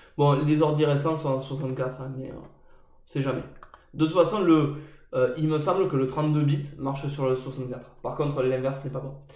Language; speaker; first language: French; native; French